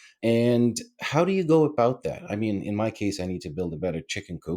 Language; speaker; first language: English; non-native, fluent; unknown